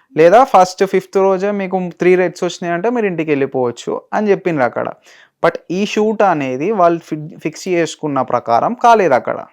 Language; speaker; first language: Telugu; native; Telugu